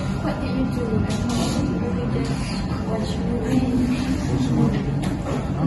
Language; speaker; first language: English; non-native, learner; Indonesian